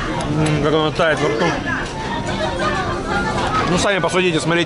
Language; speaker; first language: Russian; native; Russian